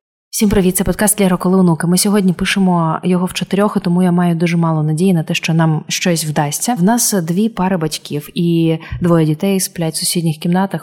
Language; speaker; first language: Ukrainian; non-native, local second language; Russian